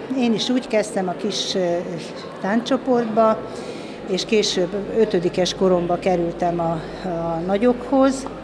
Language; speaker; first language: Hungarian; non-native, local second language; Slovak